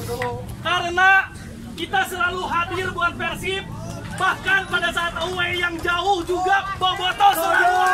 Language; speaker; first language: Indonesian; non-native, local second language; Sundanese